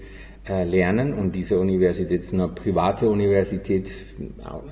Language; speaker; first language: German; non-native, fluent; Spanish